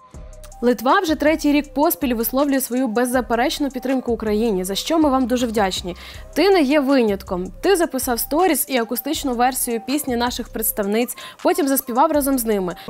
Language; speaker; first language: Ukrainian; native; Ukrainian